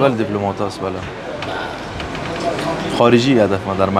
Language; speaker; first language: Persian; native; Persian